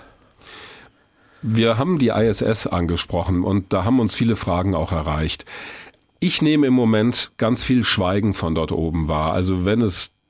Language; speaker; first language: German; native; German